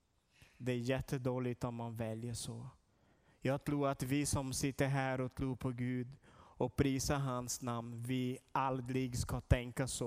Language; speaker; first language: Swedish; non-native, learner; Portuguese